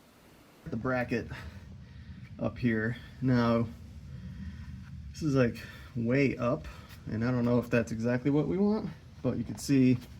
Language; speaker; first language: English; native; English